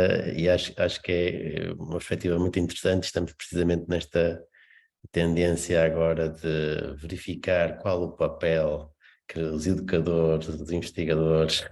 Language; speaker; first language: Portuguese; native; Portuguese